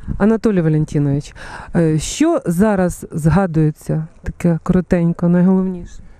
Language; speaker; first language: Ukrainian; native; Ukrainian